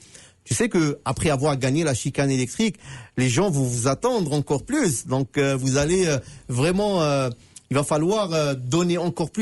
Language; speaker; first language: French; native; French